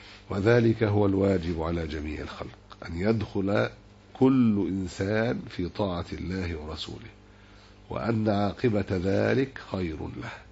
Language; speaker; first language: Arabic; native; Arabic